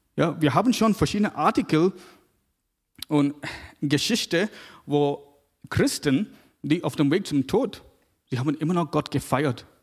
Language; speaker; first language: German; non-native, fluent; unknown